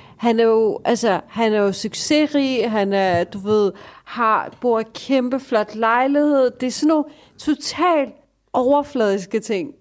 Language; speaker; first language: Danish; early bilingual, other home language; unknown